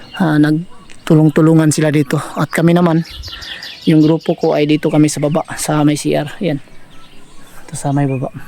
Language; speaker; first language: Filipino; non-native, local second language; Cebuano